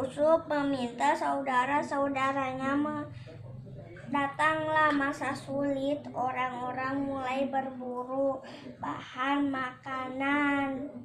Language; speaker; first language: Indonesian; native; Indonesian